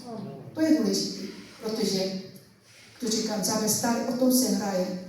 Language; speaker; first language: Czech; non-native, learner; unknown